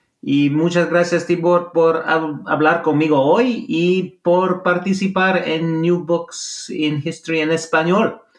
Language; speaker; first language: Spanish; non-native, fluent; English